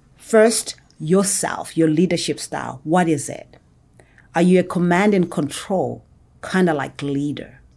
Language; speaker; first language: English; non-native, local second language; Shona